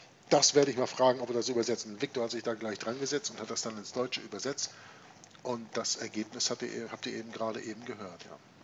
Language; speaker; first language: German; native; German